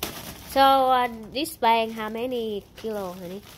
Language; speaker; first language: English; non-native, learner; Vietnamese